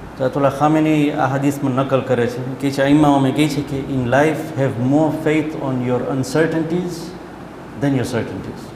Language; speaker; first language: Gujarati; early bilingual, heritage; Gujarati